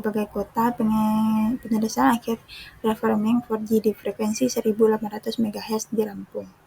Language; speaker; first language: Indonesian; native; Indonesian